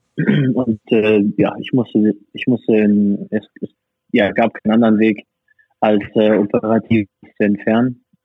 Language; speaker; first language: German; non-native, fluent; French